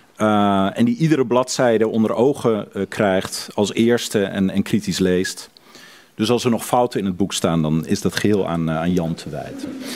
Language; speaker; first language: Dutch; native; Dutch